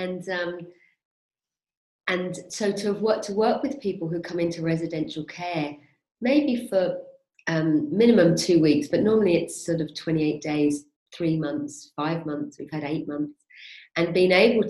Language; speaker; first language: English; native; English